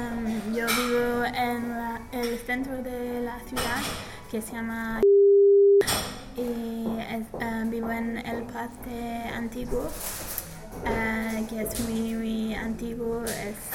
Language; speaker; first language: Spanish; non-native, learner; English